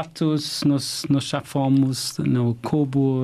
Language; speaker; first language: Portuguese; non-native, fluent; German